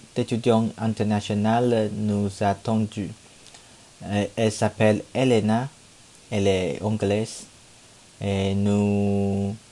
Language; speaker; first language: French; non-native, learner; Chinese